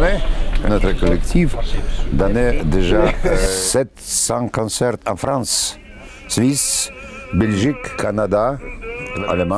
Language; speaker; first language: French; non-native, learner; Russian